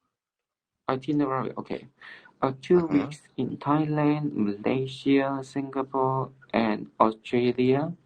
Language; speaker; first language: English; non-native, learner; Cantonese